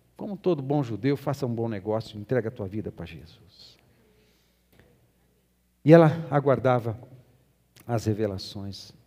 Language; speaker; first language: Portuguese; native; Portuguese